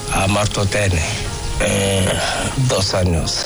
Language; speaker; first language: Spanish; non-native, learner; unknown